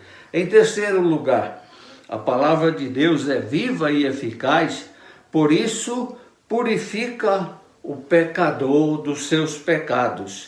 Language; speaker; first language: Portuguese; native; Portuguese